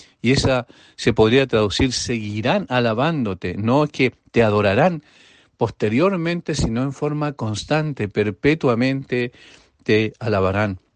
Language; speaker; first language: Spanish; native; Spanish